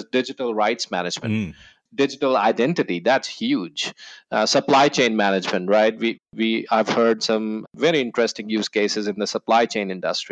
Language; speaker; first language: English; non-native, local second language; Hindi